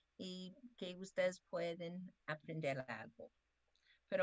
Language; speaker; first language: Spanish; non-native, fluent; English